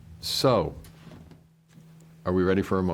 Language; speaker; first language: English; native; English